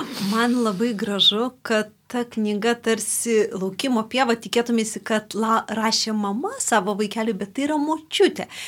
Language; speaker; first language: Lithuanian; native; Lithuanian